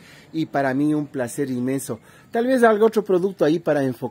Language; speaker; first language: Spanish; native; Spanish